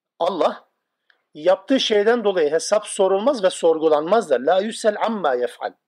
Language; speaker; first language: Turkish; non-native, local second language; Kurdish